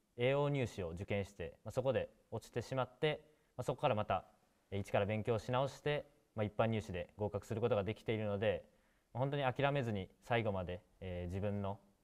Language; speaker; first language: Japanese; native; Japanese